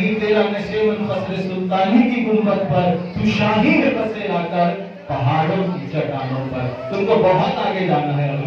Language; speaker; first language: Urdu; native; Urdu